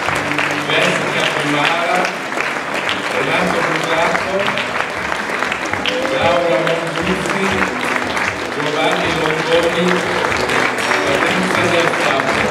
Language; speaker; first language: Italian; native; Italian